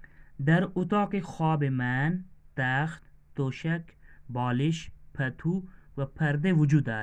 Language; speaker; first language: Persian; non-native, fluent; Urdu